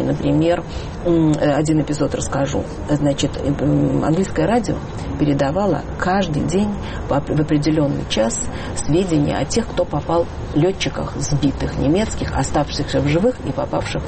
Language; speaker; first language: Russian; native; Russian